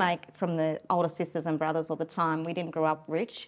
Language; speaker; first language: English; native; English